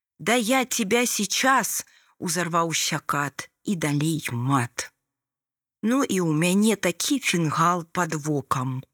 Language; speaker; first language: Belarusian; native; Belarusian